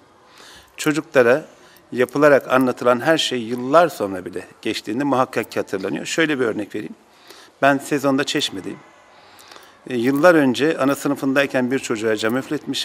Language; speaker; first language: Turkish; native; Turkish